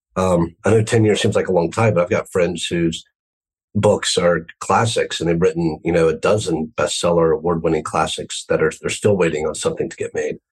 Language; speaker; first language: English; native; English